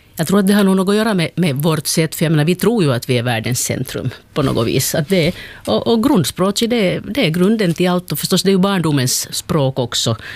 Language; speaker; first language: Swedish; native; Swedish